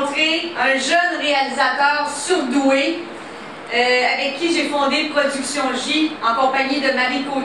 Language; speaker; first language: French; native; French